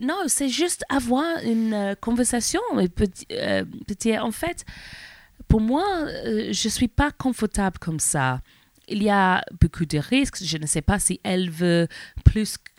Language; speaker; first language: French; non-native, learner; English